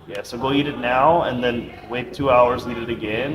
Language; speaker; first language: English; native; English